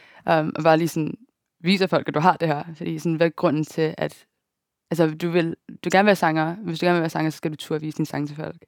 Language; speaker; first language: Danish; early bilingual, other home language; Japanese